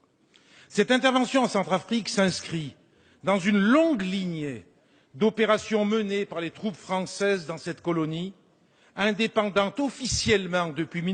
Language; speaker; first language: French; native; French